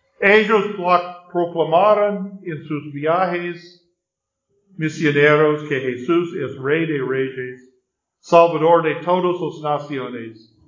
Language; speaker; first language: Spanish; non-native, learner; English